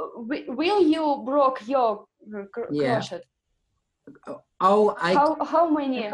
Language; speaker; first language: English; non-native, learner; Russian